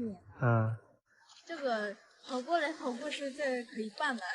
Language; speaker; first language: Chinese; non-native, learner; Lao